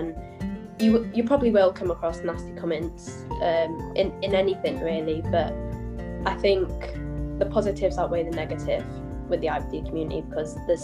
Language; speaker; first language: English; native; English